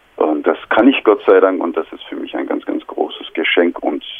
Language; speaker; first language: German; non-native, fluent; Turkish